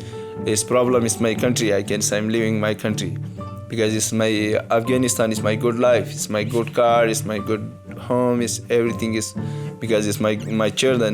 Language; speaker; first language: English; non-native, learner; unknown